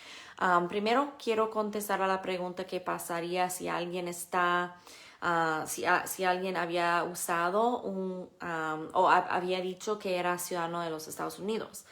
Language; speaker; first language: Spanish; non-native, fluent; English